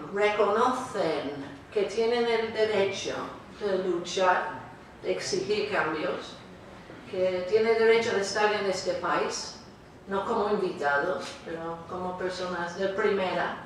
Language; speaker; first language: Spanish; non-native, fluent; English